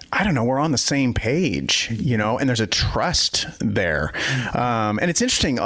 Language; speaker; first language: English; native; English